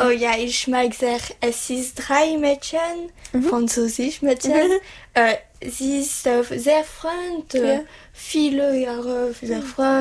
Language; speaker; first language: German; non-native, learner; French